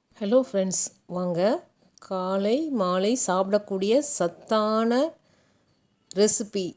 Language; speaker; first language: Tamil; native; Tamil